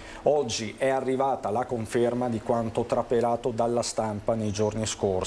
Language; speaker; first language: Italian; native; Italian